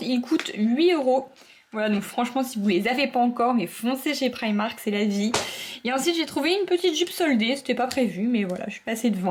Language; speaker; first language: French; native; French